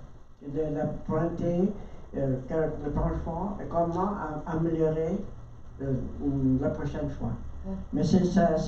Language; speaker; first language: French; non-native, learner; Vietnamese